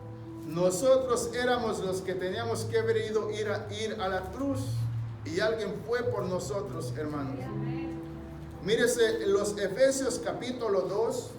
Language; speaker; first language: Spanish; native; Spanish